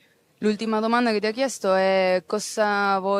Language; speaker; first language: Italian; non-native, learner; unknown